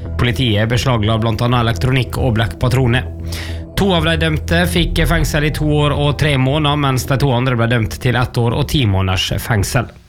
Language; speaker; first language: Norwegian; native; Norwegian